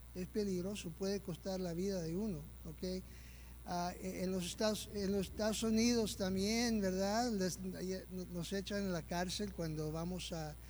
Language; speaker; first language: Spanish; early bilingual, heritage; Spanish